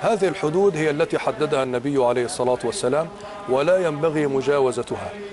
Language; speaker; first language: Arabic; native; Arabic